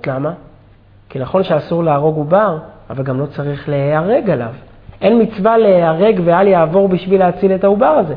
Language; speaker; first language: Hebrew; native; Hebrew